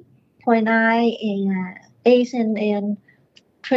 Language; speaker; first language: English; non-native, fluent; Vietnamese